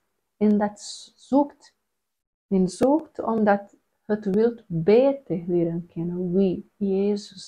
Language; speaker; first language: German; non-native, learner; Portuguese